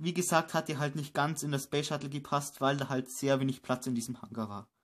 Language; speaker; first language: German; native; German